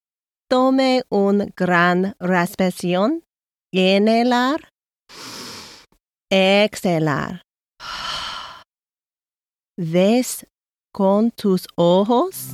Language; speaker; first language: Spanish; non-native, learner; English